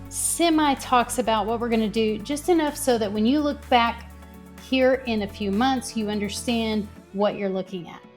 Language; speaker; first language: English; native; English